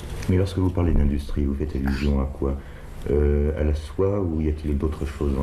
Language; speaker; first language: French; native; French